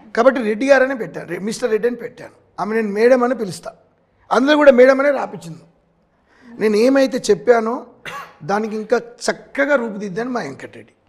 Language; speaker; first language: Telugu; native; Telugu